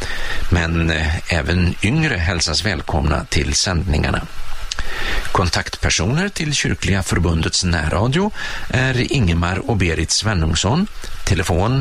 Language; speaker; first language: Swedish; native; Swedish